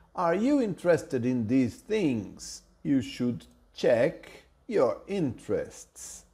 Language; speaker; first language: English; non-native, fluent; Portuguese